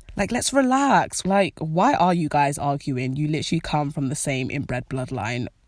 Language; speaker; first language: English; native; English